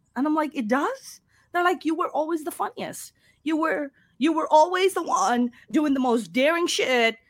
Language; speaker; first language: English; non-native, local second language; Urdu